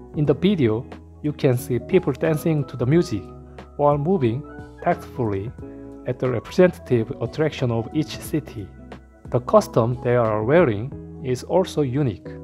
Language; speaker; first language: English; non-native, learner; Korean